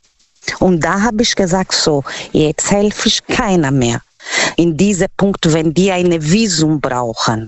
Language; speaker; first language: German; non-native, learner; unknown